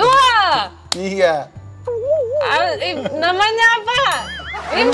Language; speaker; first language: Indonesian; non-native, learner; Russian